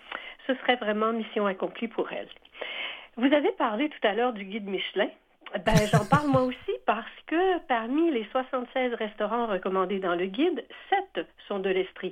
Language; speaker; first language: French; native; French